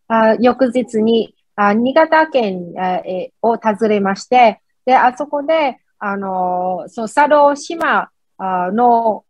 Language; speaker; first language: Japanese; non-native, fluent; Vietnamese